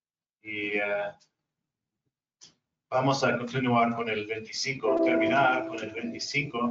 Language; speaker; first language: Spanish; non-native, fluent; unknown